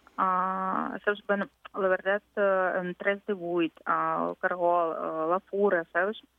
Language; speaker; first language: Catalan; non-native, fluent; Ukrainian